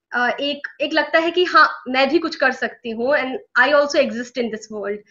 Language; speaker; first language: Hindi; native; Hindi